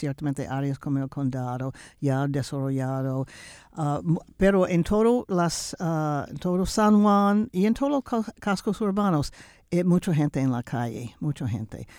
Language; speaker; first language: Spanish; non-native, fluent; English